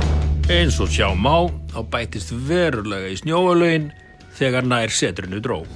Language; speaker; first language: Icelandic; native; Icelandic